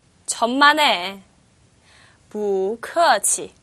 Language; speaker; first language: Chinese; non-native, fluent; Korean